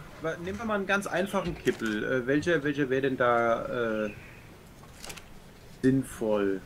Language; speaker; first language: German; native; German